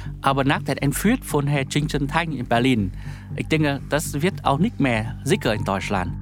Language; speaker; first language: German; non-native, learner; Vietnamese